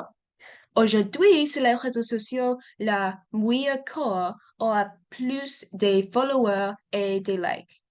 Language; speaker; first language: French; non-native, learner; English